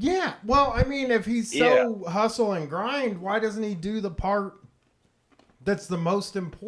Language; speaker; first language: English; native; English